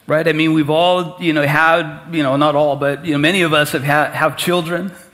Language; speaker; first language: English; native; English